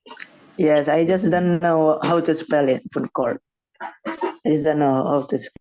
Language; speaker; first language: English; non-native, learner; Indonesian